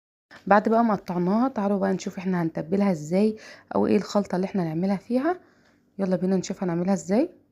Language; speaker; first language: Arabic; native; Arabic